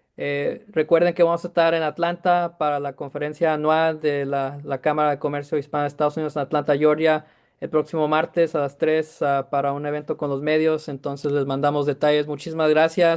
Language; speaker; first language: Spanish; early bilingual, heritage; Spanish